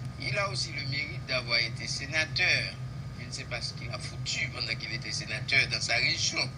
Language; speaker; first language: French; non-native, local second language; Haitian Creole